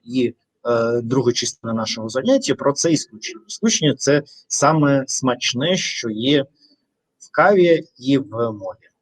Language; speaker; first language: Ukrainian; non-native, fluent; Russian